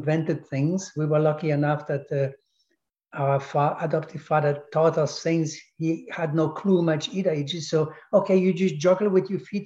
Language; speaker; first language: English; non-native, fluent; German